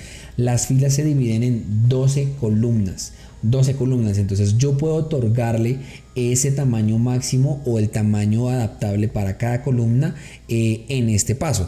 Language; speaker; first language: Spanish; native; Spanish